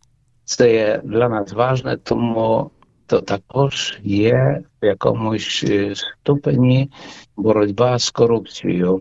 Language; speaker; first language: Ukrainian; early bilingual, heritage; Ukrainian